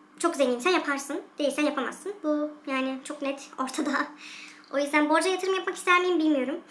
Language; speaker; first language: Turkish; early bilingual, heritage; Turkish